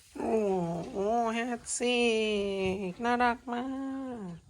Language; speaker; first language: German; non-native, learner; Thai